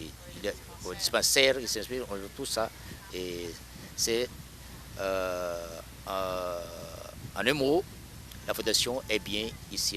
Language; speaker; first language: French; non-native, local second language; Malagasy